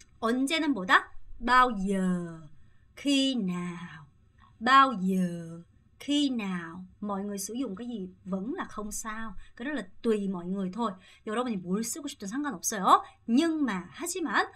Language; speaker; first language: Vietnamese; non-native, fluent; Korean